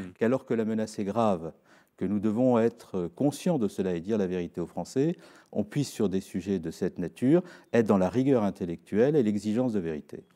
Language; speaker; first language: French; native; French